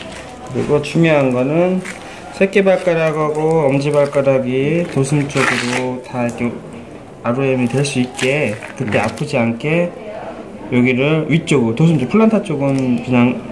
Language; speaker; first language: Korean; native; Korean